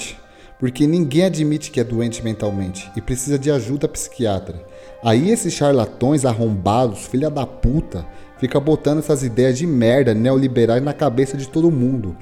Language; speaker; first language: Portuguese; native; Portuguese